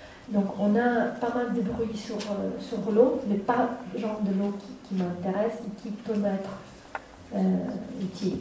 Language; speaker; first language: French; non-native, fluent; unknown